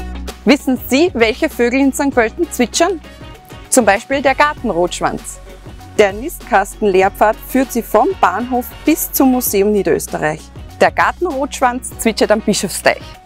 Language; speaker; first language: German; native; German